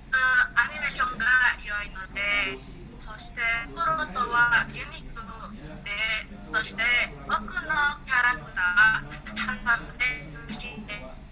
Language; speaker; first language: Japanese; non-native, learner; Indonesian